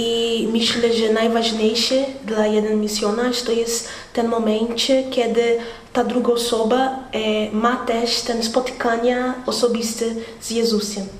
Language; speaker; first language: Polish; non-native, learner; Portuguese